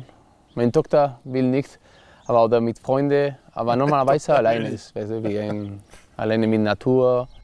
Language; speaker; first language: German; non-native, learner; Spanish